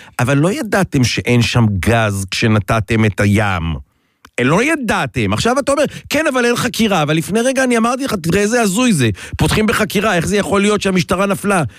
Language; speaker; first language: Hebrew; native; Hebrew